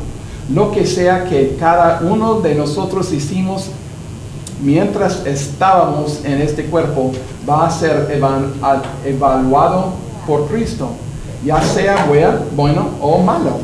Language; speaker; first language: Spanish; non-native, learner; English